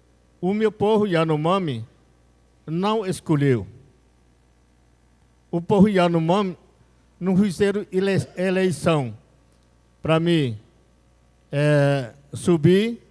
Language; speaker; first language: Portuguese; non-native, local second language; Yanomámi